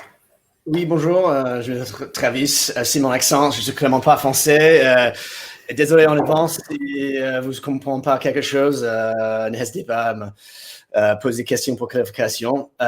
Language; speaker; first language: French; non-native, fluent; English